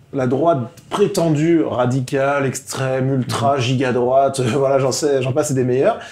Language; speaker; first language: French; native; French